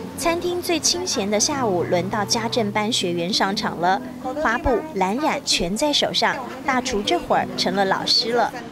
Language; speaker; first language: Chinese; native; Chinese